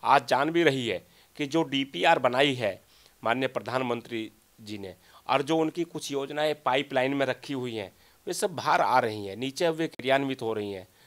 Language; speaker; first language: Hindi; native; Hindi